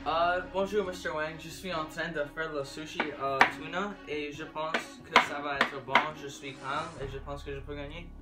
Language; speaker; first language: French; non-native, learner; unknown